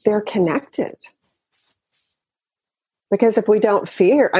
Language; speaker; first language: English; native; English